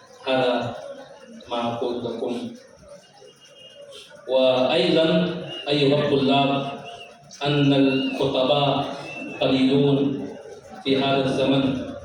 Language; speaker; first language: Arabic; non-native, fluent; Urdu